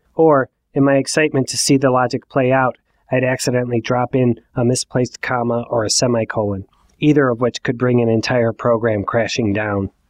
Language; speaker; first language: English; native; English